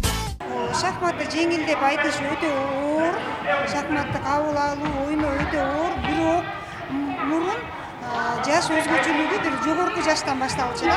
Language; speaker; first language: Kyrgyz; native; Kyrgyz